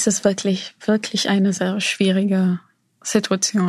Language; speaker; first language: German; non-native, fluent; Arabic